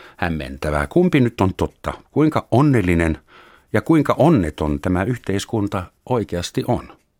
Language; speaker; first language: Finnish; non-native, fluent; German